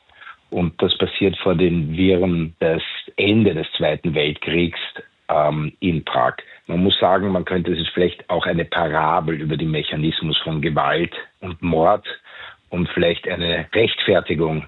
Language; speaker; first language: German; native; German